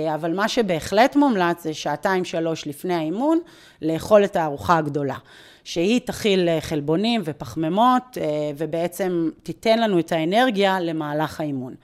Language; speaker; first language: Hebrew; native; Hebrew